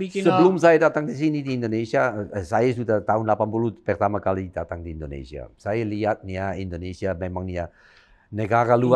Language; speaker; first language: Indonesian; non-native, fluent; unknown